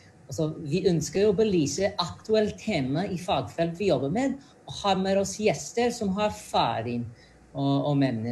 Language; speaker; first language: Norwegian; non-native, fluent; English